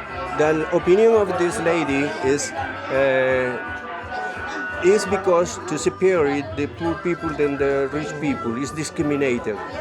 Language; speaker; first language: English; non-native, fluent; Spanish